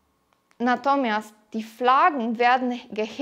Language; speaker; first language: German; non-native, fluent; Polish